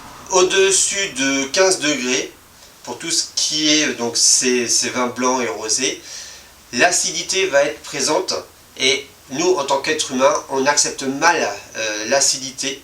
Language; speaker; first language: French; native; French